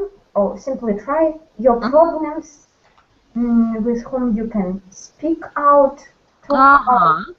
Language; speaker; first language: English; non-native, learner; Russian